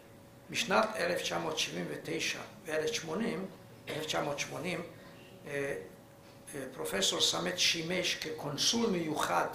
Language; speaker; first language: Hebrew; non-native, fluent; Hungarian